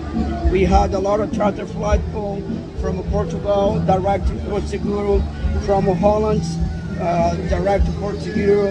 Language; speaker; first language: English; non-native, learner; Portuguese